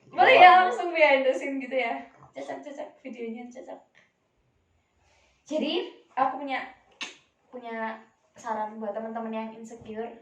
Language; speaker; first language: Indonesian; native; Indonesian